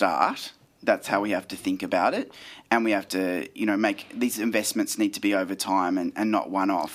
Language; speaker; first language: English; native; English